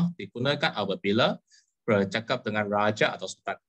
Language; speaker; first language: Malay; non-native, local second language; Chinese